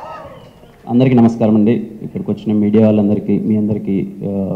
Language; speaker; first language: Telugu; native; Telugu